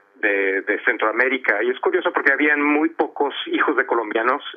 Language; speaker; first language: Spanish; early bilingual, heritage; Spanish